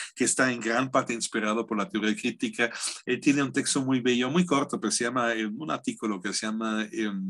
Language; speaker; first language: Spanish; non-native, fluent; German